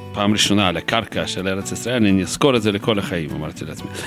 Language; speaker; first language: Hebrew; non-native, fluent; Russian